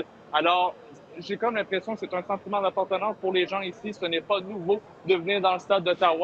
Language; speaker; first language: French; native; French